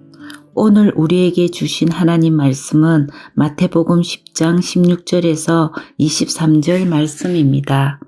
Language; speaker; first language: Korean; native; Korean